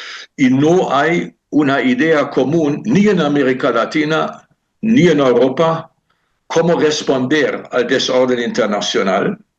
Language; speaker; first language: Spanish; non-native, fluent; German